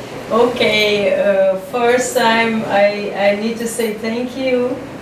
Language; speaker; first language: English; non-native, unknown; Portuguese